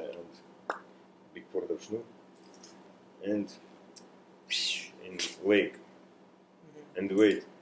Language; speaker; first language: English; non-native, learner; Russian